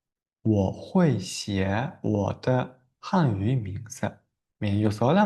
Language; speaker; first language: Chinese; non-native, fluent; Uzbek